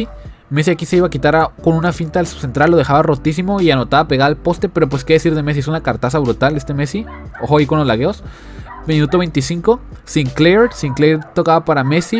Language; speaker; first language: Spanish; native; Spanish